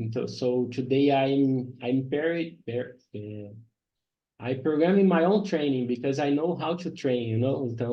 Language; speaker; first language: English; non-native, learner; Portuguese